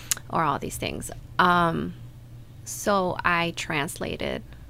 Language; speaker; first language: English; non-native, fluent; Spanish